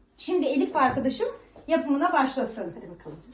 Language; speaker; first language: Turkish; early bilingual, heritage; Turkish